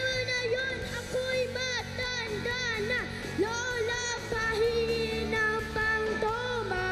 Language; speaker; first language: Filipino; early bilingual, heritage; Filipino